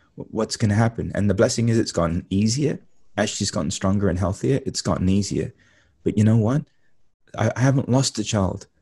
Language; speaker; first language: English; native; English